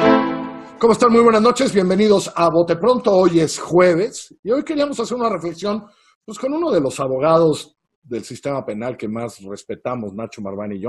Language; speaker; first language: Spanish; native; Spanish